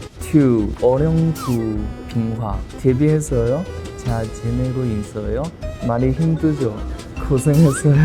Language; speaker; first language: Korean; non-native, learner; Chinese